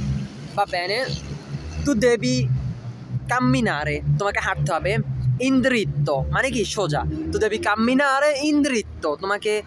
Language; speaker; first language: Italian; non-native, learner; Bangla